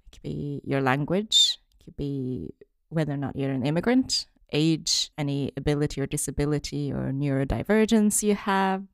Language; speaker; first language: English; non-native, fluent; French